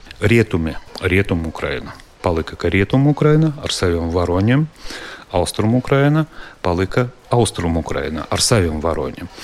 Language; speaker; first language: Latvian; non-native, local second language; Russian